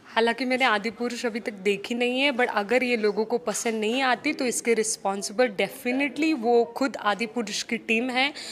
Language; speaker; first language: Hindi; non-native, local second language; Marathi